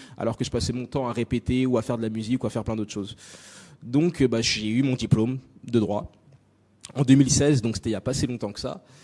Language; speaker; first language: French; native; French